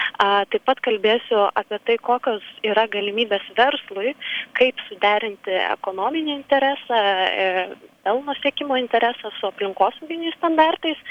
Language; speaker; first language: Lithuanian; native; Lithuanian